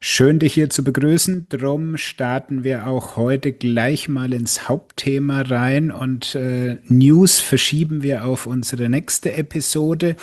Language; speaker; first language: German; native; German